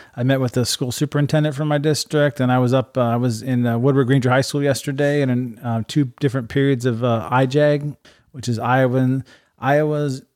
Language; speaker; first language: English; native; English